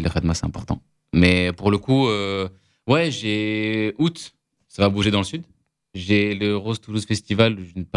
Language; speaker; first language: French; native; French